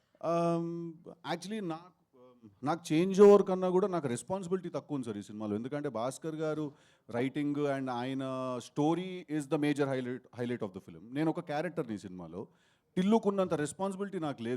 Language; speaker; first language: Telugu; native; Telugu